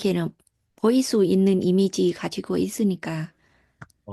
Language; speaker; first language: Korean; non-native, learner; Thai